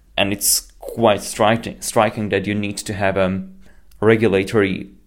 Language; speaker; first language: English; non-native, fluent; Slovak